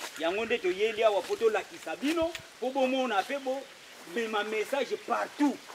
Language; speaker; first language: Lingala; non-native, local second language; Kongo